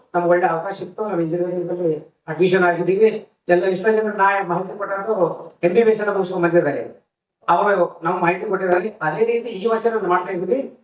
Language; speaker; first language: Kannada; native; Kannada